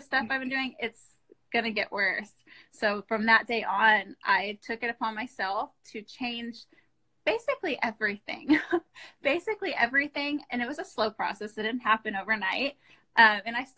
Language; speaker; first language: English; native; English